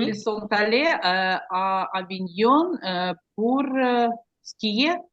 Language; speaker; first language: French; non-native, learner; Ukrainian